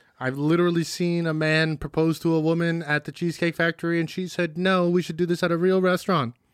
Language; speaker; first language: English; native; English